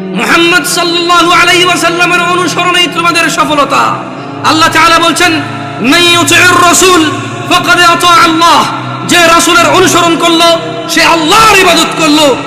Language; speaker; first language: Bangla; early bilingual, heritage; Bangla